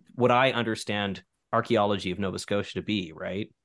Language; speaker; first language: English; native; English